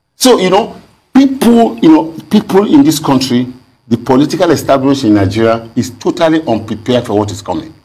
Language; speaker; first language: English; non-native, local second language; Yoruba